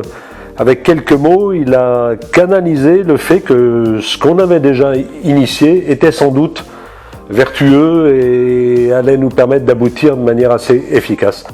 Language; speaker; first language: French; native; French